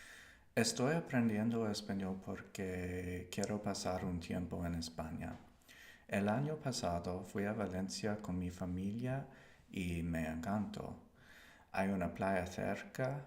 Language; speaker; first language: Spanish; non-native, learner; English